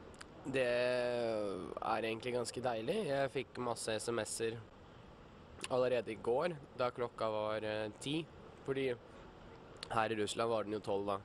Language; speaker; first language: Norwegian; early bilingual, other home language; Russian